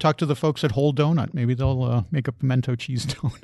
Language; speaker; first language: English; native; English